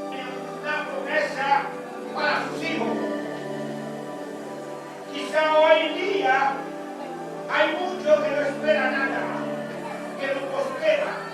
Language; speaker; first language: Spanish; non-native, learner; Haitian Creole